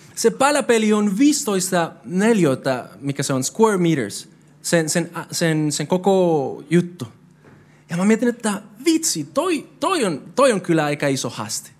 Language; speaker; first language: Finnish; non-native, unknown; Spanish